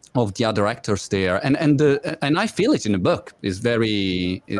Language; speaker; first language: English; non-native, fluent; Italian